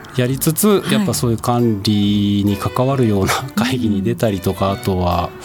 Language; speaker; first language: Japanese; native; Japanese